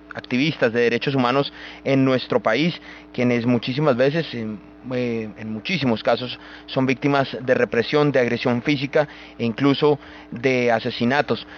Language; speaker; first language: Spanish; native; Spanish